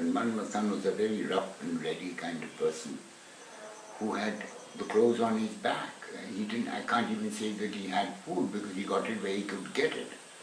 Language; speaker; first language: English; non-native, local second language; Hindi